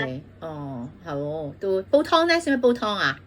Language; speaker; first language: Cantonese; native; Cantonese